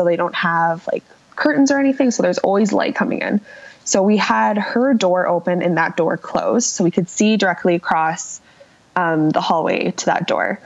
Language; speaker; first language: English; native; English